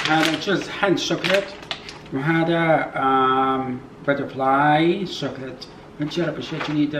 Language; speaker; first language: Arabic; non-native, learner; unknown